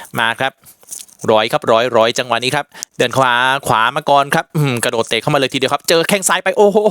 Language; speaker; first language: Thai; native; Thai